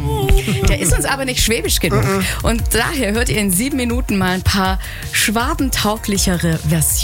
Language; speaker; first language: German; native; German